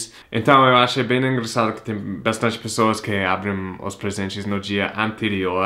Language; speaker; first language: Portuguese; non-native, fluent; English